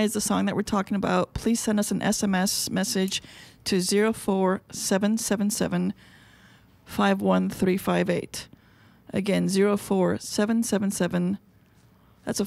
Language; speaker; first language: English; non-native, fluent; Spanish